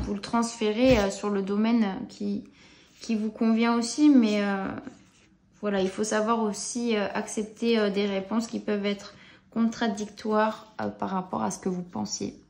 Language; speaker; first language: French; native; French